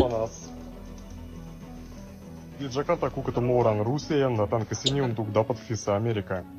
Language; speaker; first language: Indonesian; non-native, learner; Russian